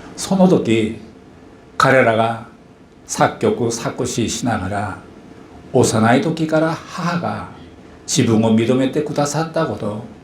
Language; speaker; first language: Japanese; non-native, fluent; Korean